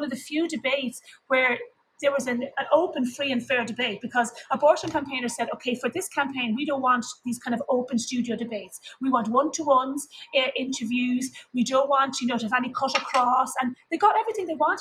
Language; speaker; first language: English; native; English